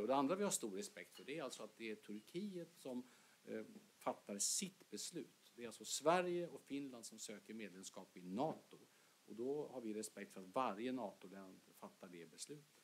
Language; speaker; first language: Swedish; native; Swedish